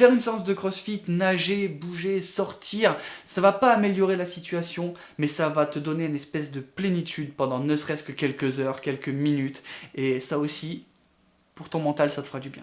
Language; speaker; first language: French; native; French